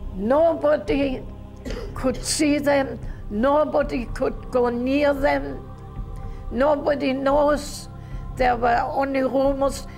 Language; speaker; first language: English; non-native, learner; German